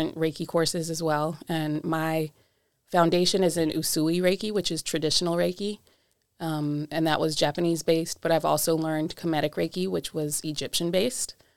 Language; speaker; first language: English; native; English